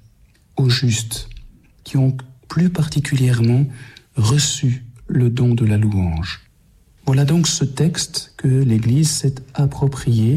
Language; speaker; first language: French; native; French